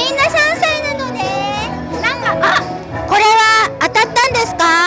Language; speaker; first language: Japanese; native; Japanese